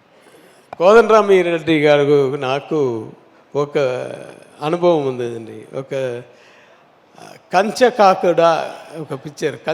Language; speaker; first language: Telugu; non-native, learner; Tamil